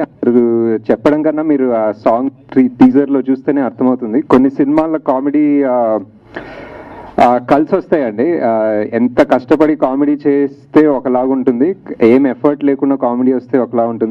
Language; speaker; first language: Telugu; native; Telugu